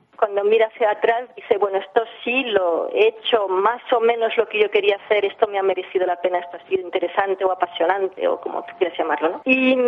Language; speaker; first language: Spanish; early bilingual, heritage; English